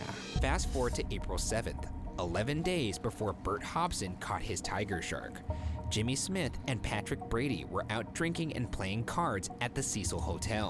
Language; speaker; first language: English; native; English